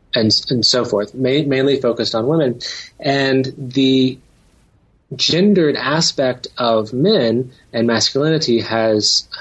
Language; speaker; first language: English; native; English